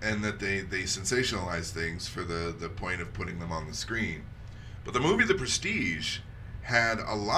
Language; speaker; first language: English; native; English